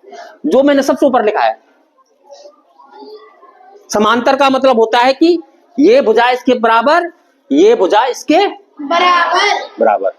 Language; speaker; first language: Hindi; native; Hindi